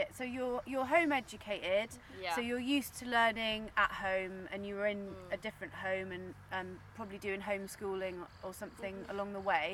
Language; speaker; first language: English; native; English